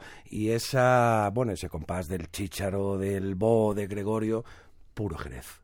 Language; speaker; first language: Spanish; native; Spanish